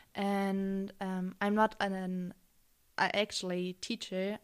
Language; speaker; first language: English; non-native, fluent; German